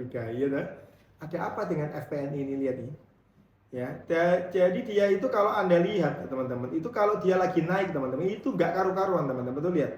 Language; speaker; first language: Indonesian; native; Indonesian